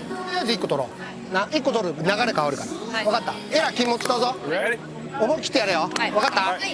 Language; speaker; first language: Japanese; native; Japanese